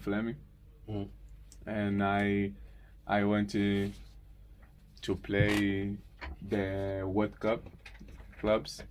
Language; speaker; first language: English; non-native, learner; Portuguese